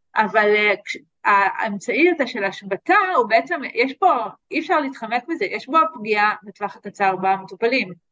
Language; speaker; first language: Hebrew; native; Hebrew